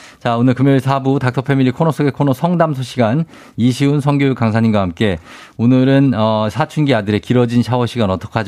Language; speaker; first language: Korean; native; Korean